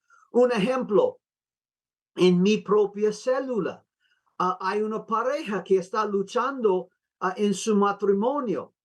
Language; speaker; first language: Spanish; non-native, fluent; English